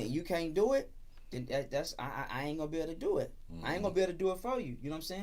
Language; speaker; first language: English; native; English